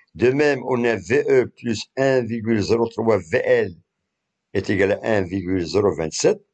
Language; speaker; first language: French; non-native, local second language; Arabic